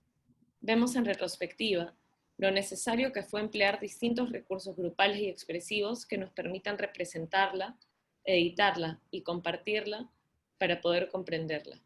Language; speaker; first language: Spanish; native; Spanish